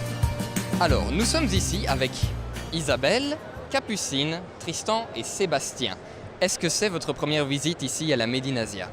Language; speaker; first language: French; native; French